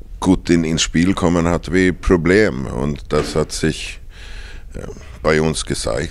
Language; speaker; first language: German; non-native, fluent; Swedish